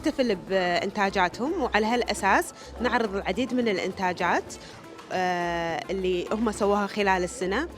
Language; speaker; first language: Arabic; native; Arabic